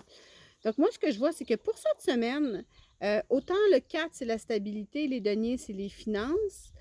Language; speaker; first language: French; native; French